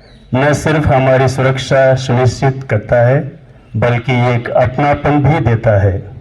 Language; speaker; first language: Hindi; native; Hindi